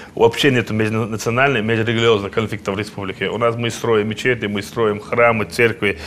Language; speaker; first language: Russian; non-native, local second language; Chechen